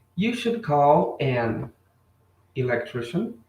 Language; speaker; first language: English; non-native, fluent; Portuguese